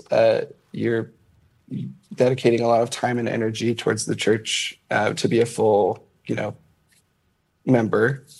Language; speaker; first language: English; native; English